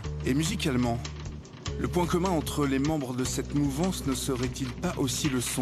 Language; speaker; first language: French; native; French